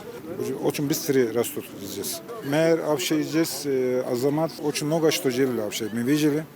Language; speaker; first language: Russian; non-native, learner; Turkish